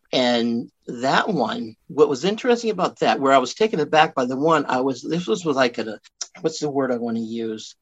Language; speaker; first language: English; native; English